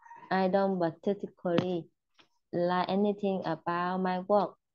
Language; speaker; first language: English; non-native, learner; Vietnamese